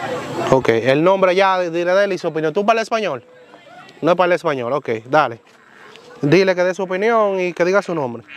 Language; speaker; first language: Spanish; native; Spanish